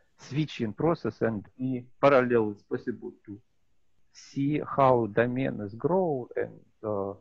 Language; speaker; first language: English; non-native, learner; Russian